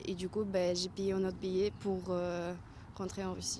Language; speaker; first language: French; non-native, fluent; Russian